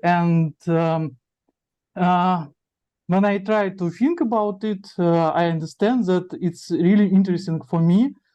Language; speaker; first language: English; non-native, learner; Russian